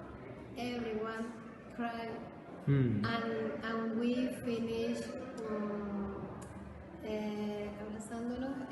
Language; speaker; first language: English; non-native, learner; Spanish